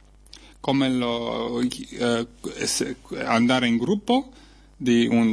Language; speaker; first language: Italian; non-native, fluent; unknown